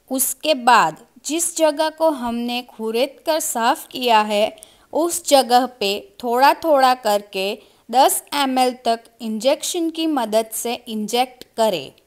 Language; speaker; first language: Hindi; non-native, local second language; Gujarati